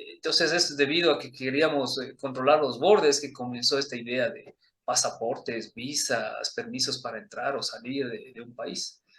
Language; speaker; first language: Spanish; early bilingual, other home language; Chinese